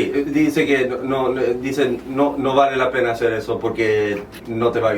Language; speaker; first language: Spanish; early bilingual, heritage; Spanish